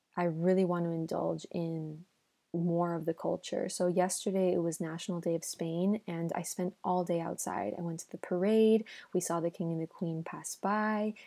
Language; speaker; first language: English; early bilingual, other home language; Spanish